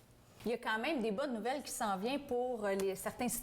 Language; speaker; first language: French; native; French